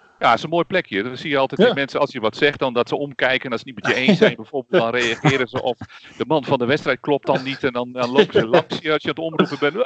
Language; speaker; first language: Dutch; native; Dutch